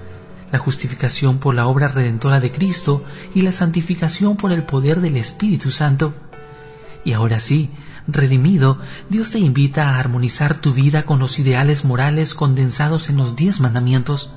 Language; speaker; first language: Spanish; native; Spanish